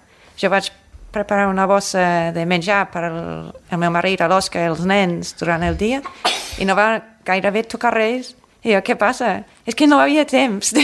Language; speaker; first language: Catalan; non-native, learner; English